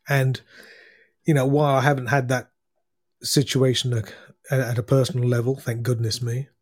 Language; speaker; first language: English; native; English